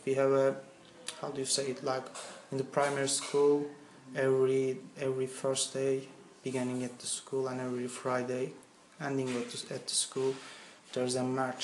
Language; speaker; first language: English; non-native, fluent; Turkish